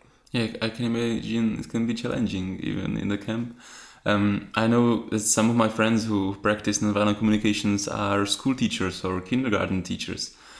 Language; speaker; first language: English; non-native, fluent; Czech